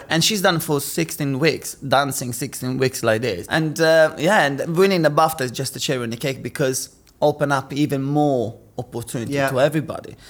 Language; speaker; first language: English; non-native, fluent; Italian